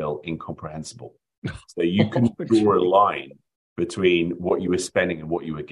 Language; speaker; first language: English; native; English